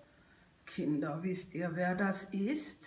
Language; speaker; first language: German; native; German